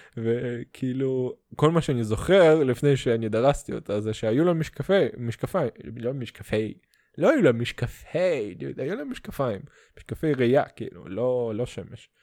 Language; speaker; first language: Hebrew; non-native, fluent; Russian